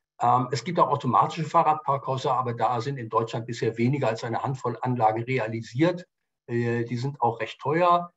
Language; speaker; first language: German; native; German